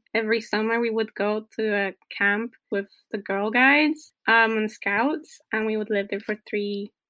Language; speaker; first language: English; non-native, fluent; Polish